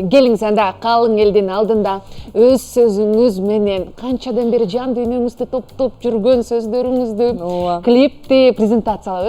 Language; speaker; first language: Kyrgyz; native; Kyrgyz